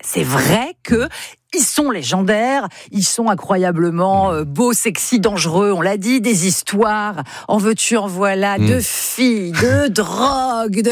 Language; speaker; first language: French; native; French